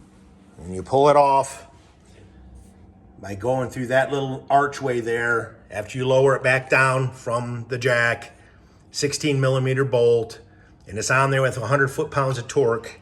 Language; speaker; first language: English; native; English